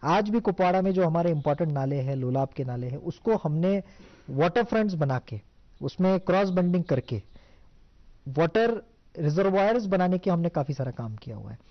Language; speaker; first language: Hindi; non-native, local second language; Marathi